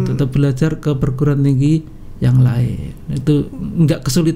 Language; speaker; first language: Indonesian; native; Indonesian